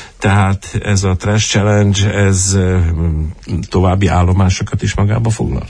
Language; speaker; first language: Hungarian; native; Hungarian